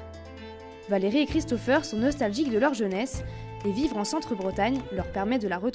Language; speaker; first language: French; native; French